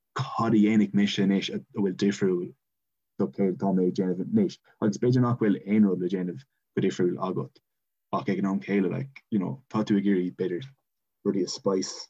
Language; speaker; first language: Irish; non-native, local second language; English